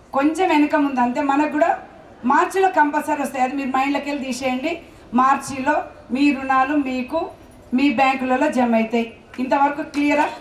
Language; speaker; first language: Telugu; native; Telugu